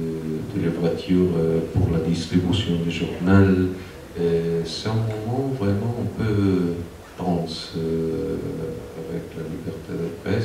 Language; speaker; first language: French; non-native, fluent; Spanish